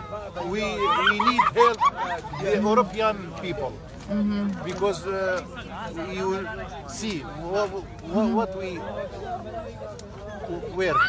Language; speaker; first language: English; non-native, learner; Kurdish